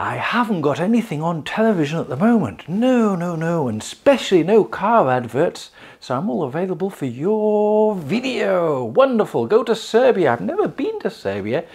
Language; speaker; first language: English; native; English